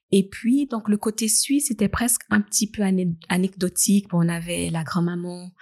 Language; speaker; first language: French; native; French